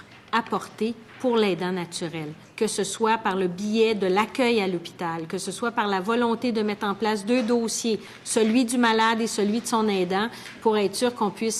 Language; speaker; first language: French; native; French